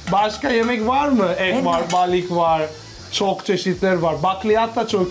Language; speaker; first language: Turkish; non-native, learner; Italian